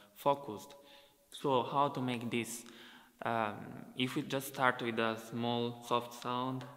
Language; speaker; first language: English; non-native, fluent; Italian